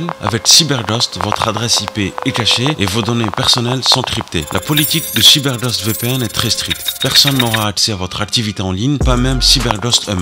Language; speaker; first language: French; native; French